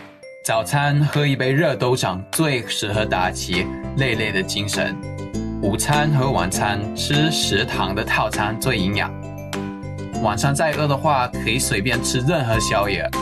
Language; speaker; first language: Chinese; non-native, fluent; English